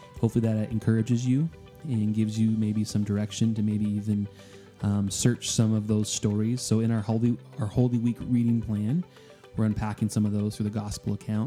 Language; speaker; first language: English; native; English